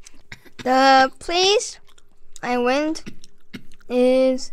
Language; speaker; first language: English; non-native, learner; Korean